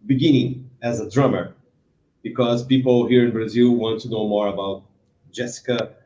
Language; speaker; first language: English; non-native, learner; Portuguese